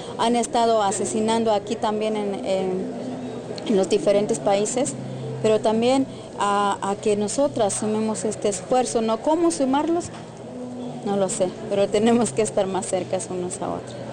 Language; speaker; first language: Spanish; non-native, local second language; Tzotzil